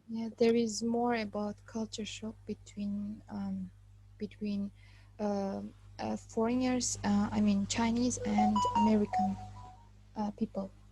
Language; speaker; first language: English; non-native, fluent; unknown